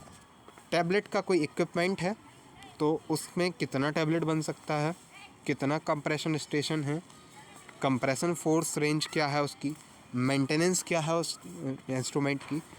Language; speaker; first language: Hindi; native; Hindi